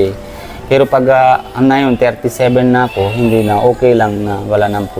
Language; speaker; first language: Filipino; non-native, learner; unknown